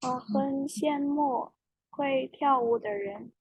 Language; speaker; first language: Chinese; non-native, learner; Indonesian